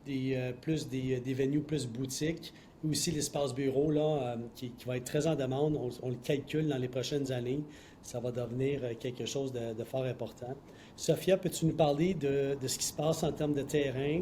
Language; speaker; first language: French; native; French